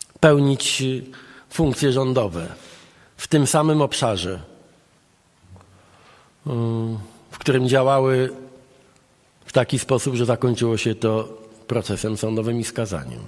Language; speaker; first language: Polish; native; Polish